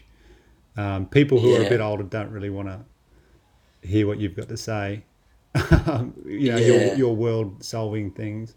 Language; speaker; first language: English; native; English